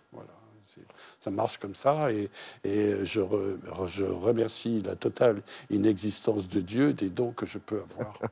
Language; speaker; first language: French; native; French